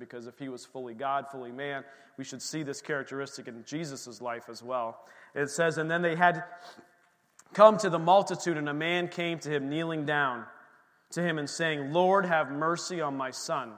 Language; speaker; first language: English; native; English